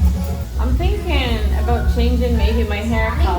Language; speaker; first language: English; non-native, fluent; Arabic